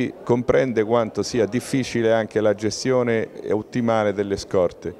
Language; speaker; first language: Italian; native; Italian